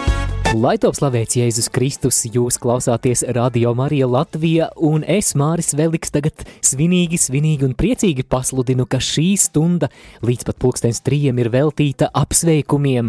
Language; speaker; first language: Latvian; native; Latvian